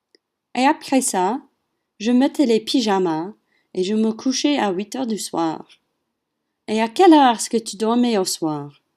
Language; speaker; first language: French; non-native, learner; English